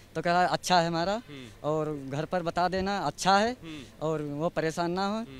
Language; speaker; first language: Hindi; native; Hindi